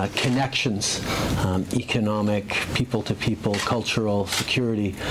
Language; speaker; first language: English; early bilingual, other home language; French